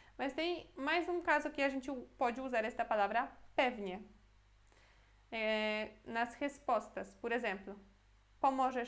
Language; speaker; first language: Portuguese; non-native, fluent; Polish